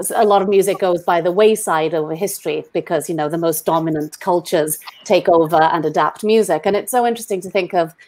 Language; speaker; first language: English; native; English